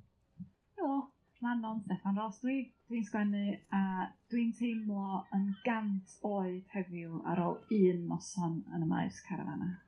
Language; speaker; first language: Welsh; native; Welsh